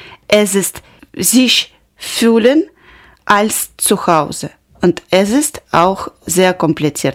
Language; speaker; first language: German; non-native, learner; Ukrainian